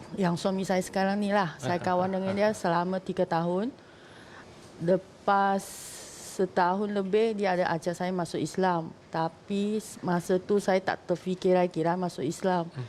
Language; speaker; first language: Malay; non-native, local second language; Chinese